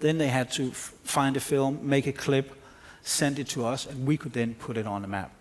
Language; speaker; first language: English; non-native, fluent; Danish